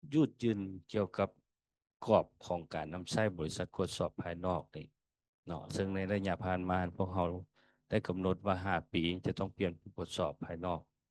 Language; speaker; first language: Lao; native; Lao